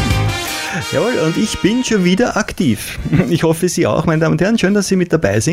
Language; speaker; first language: German; native; German